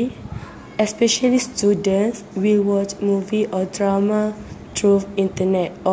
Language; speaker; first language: English; non-native, learner; Malay